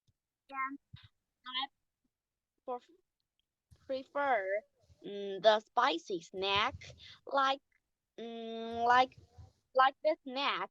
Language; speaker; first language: English; non-native, learner; Chinese